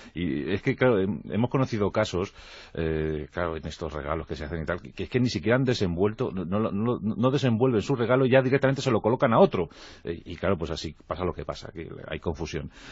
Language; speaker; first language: Spanish; native; Spanish